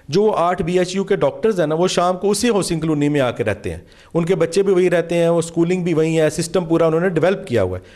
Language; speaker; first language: Urdu; non-native, local second language; Punjabi